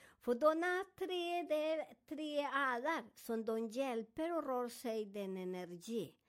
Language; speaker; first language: Swedish; non-native, fluent; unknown